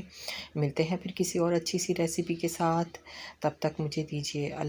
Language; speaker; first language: Hindi; non-native, local second language; Punjabi